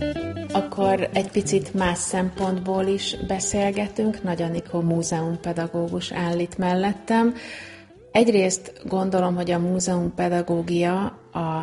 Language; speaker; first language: Hungarian; native; Hungarian